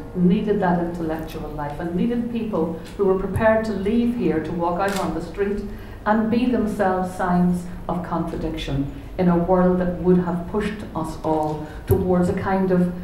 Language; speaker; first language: English; native; English